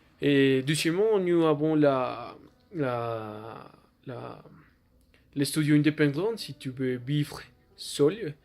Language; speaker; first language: French; non-native, learner; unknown